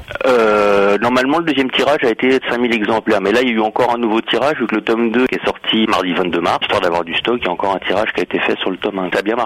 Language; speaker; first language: French; native; French